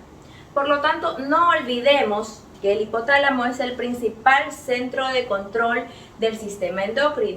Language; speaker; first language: Spanish; native; Spanish